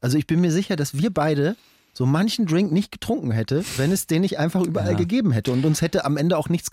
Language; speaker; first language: German; native; German